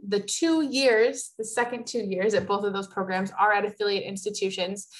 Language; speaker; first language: English; native; English